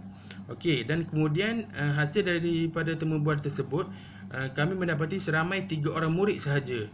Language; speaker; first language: Malay; native; Malay